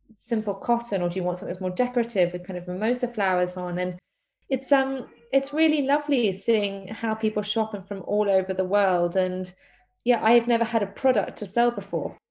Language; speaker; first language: English; native; English